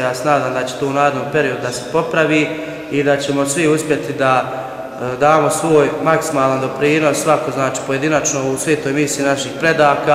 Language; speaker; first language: Croatian; native; Croatian